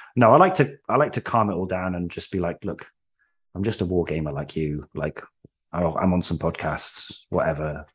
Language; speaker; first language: English; native; English